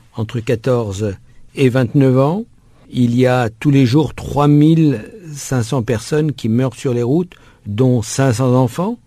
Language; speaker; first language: French; native; French